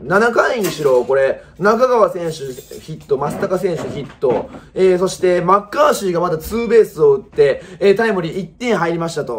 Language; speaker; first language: Japanese; native; Japanese